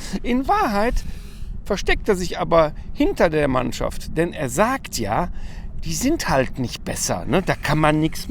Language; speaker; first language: German; native; German